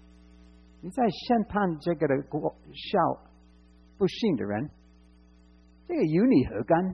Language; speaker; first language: Chinese; non-native, fluent; English